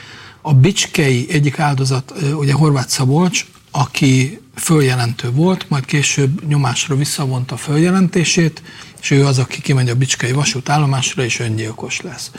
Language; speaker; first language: Hungarian; native; Hungarian